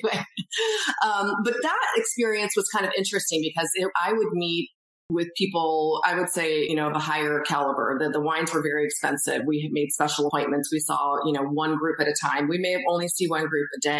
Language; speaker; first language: English; native; English